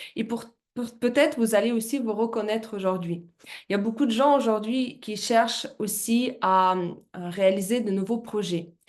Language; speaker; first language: French; non-native, fluent; Russian